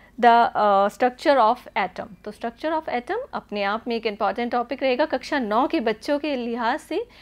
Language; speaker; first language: Hindi; native; Hindi